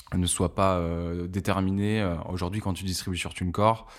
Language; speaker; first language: French; native; French